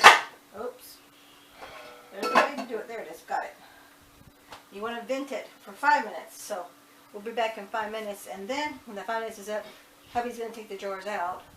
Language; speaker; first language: English; native; English